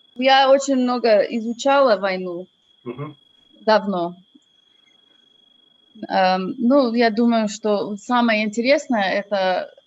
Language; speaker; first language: Russian; non-native, fluent; English